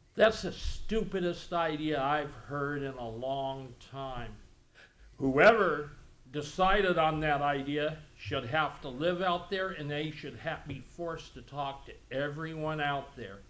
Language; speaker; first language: English; native; English